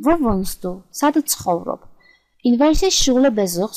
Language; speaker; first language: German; non-native, fluent; Georgian